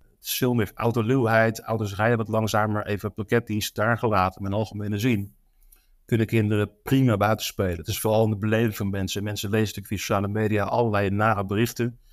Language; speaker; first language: Dutch; native; Dutch